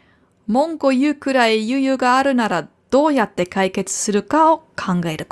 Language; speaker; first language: Japanese; non-native, fluent; German